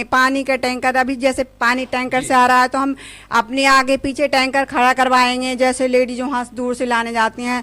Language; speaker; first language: Hindi; native; Hindi